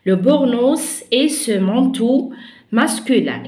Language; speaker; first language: French; non-native, local second language; Arabic